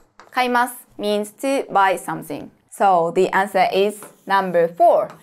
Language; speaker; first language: English; non-native, fluent; Japanese